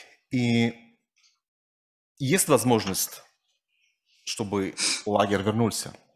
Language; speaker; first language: Russian; non-native, fluent; Slovenian